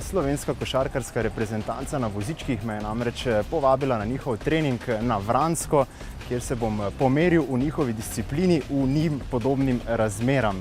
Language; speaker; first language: Slovenian; native; Slovenian